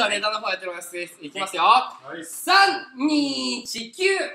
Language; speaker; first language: Japanese; native; Japanese